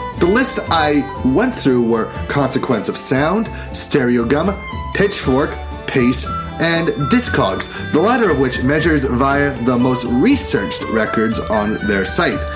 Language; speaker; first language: English; native; English